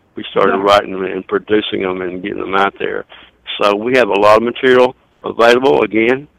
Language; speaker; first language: English; native; English